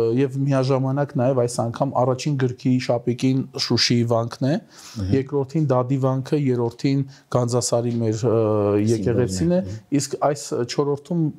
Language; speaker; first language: Armenian; native; Armenian